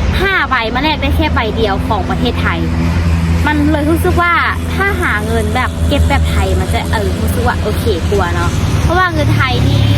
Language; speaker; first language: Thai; non-native, learner; Lao